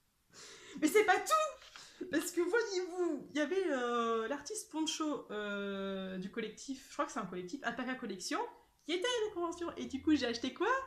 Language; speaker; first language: French; native; French